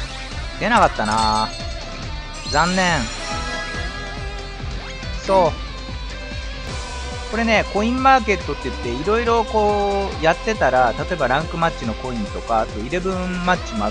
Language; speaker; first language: Japanese; native; Japanese